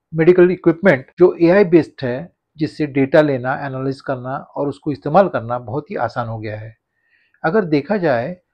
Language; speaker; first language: Hindi; non-native, local second language; Marathi